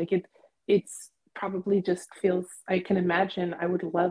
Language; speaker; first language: English; native; English